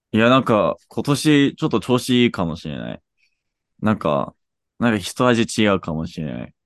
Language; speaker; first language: Japanese; non-native, fluent; English